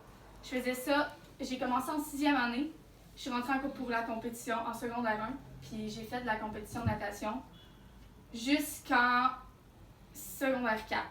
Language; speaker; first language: French; native; French